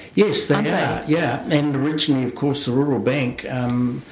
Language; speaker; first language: English; native; English